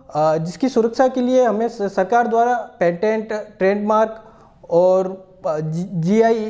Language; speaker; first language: Hindi; native; Hindi